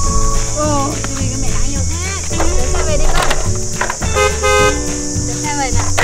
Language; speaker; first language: Vietnamese; native; Vietnamese